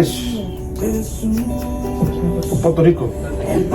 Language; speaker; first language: Spanish; non-native, learner; Punjabi